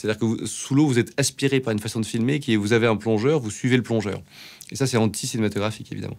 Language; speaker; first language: French; native; French